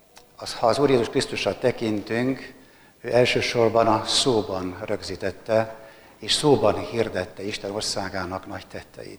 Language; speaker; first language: Hungarian; native; Hungarian